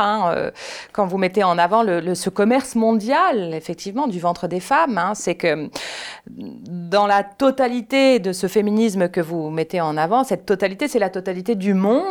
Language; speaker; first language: French; native; French